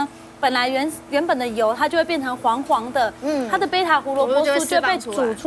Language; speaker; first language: Chinese; native; Chinese